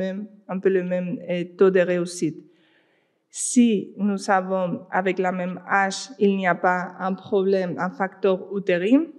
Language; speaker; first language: French; non-native, fluent; Spanish